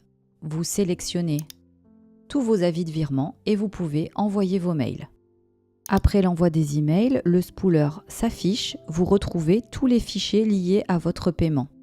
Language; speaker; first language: French; native; French